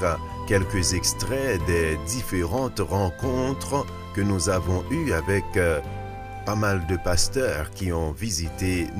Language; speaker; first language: French; native; French